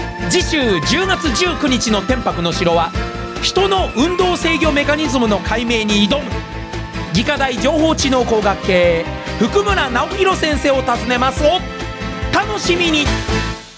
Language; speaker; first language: Japanese; native; Japanese